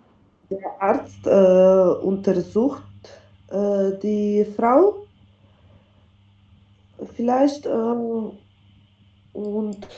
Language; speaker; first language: German; non-native, learner; Macedonian